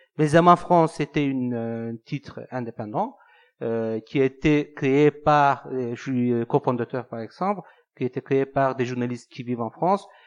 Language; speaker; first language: French; non-native, fluent; Turkish